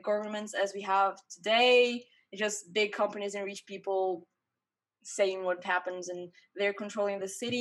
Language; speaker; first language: English; non-native, fluent; Portuguese